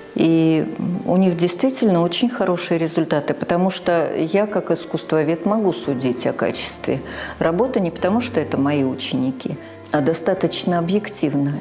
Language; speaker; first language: Russian; native; Russian